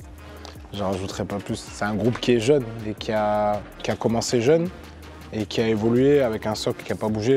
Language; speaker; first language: French; native; French